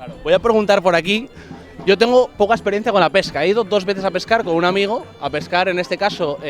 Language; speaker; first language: Spanish; native; Spanish